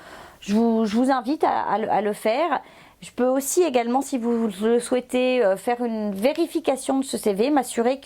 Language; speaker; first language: French; native; French